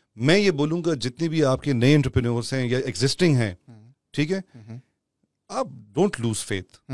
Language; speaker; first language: Urdu; non-native, local second language; Pashto